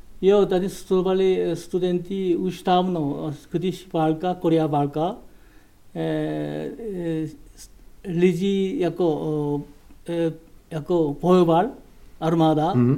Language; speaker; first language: Czech; non-native, learner; Korean